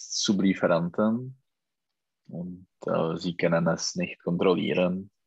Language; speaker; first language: German; non-native, learner; Czech